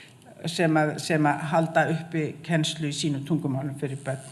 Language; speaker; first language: Icelandic; native; Icelandic